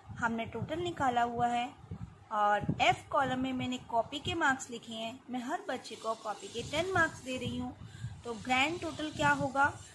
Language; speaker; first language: Hindi; native; Hindi